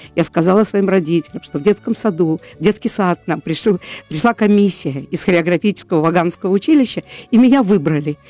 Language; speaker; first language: Russian; native; Russian